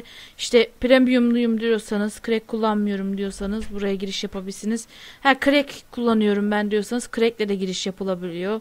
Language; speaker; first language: Turkish; native; Turkish